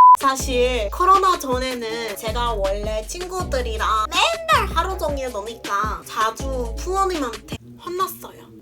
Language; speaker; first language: Korean; non-native, fluent; English